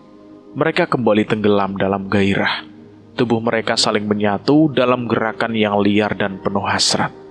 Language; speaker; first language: Indonesian; native; Indonesian